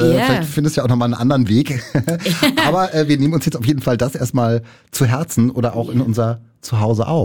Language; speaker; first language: German; native; German